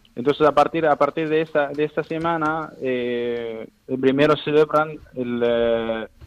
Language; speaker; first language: Spanish; non-native, learner; Arabic